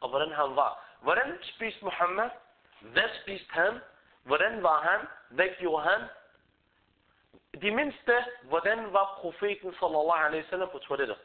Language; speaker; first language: Danish; early bilingual, other home language; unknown